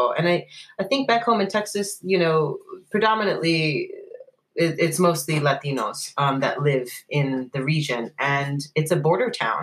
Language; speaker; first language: English; native; English